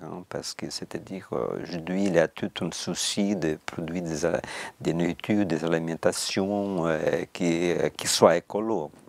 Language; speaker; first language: French; non-native, fluent; Portuguese